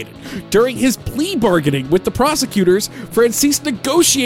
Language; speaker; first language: English; native; English